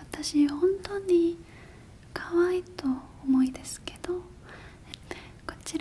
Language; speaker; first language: Japanese; non-native, learner; Korean